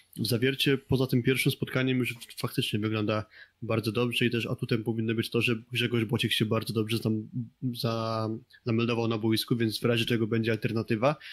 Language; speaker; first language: Polish; native; Polish